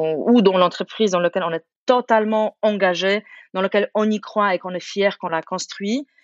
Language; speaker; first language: French; non-native, fluent; Polish